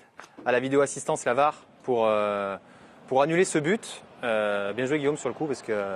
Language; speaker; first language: French; native; French